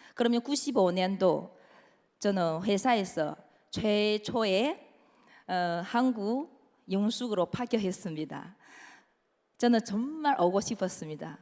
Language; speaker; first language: Korean; non-native, fluent; Chinese